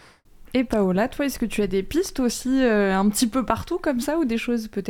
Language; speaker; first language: French; native; French